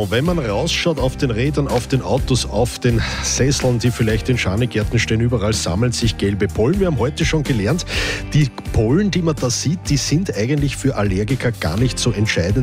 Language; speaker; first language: German; native; German